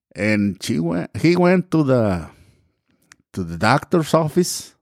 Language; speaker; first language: English; non-native, learner; Spanish